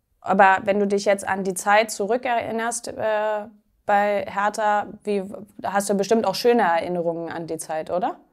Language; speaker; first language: German; native; German